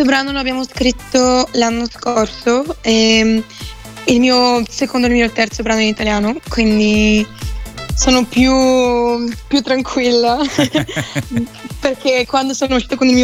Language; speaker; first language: Italian; non-native, fluent; Bulgarian